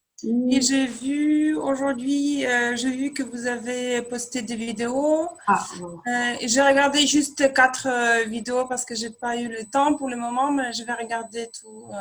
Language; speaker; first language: French; non-native, fluent; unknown